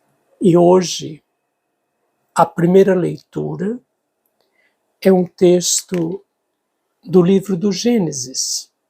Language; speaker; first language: Portuguese; native; Portuguese